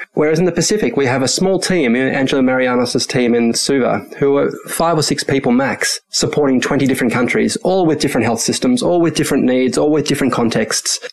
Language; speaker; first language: English; early bilingual, other home language; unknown